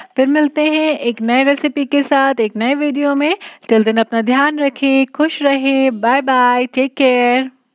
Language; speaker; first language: Hindi; non-native, local second language; Bangla